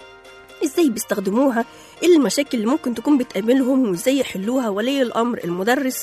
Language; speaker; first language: Arabic; native; Arabic